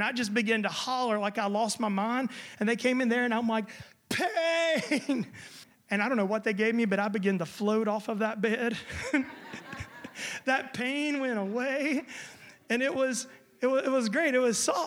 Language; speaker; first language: English; native; English